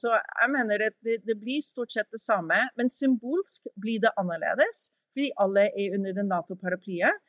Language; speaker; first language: Norwegian; early bilingual, heritage; English